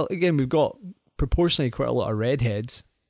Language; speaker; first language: English; native; English